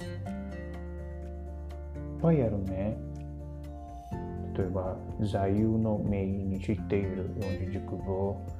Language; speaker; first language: Japanese; non-native, learner; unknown